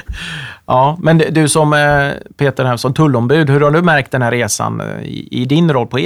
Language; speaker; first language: Swedish; native; Swedish